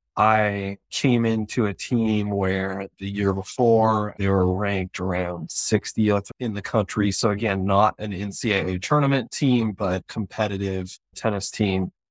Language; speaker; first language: English; native; English